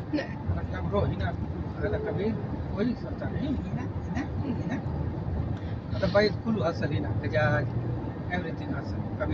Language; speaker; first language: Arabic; non-native, learner; Hindi